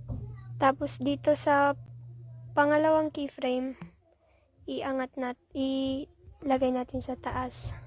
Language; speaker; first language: Filipino; native; Filipino